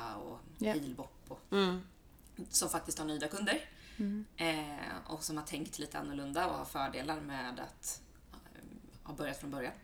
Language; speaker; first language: Swedish; native; Swedish